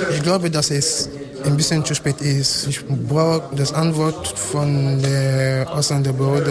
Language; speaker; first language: German; non-native, fluent; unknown